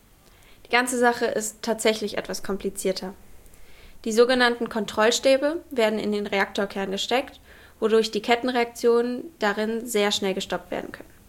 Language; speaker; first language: German; native; German